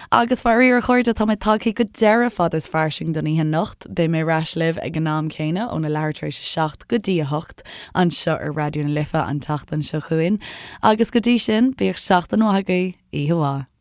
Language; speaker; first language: Irish; native; Irish